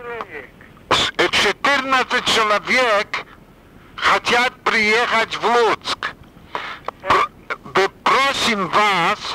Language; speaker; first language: Russian; non-native, fluent; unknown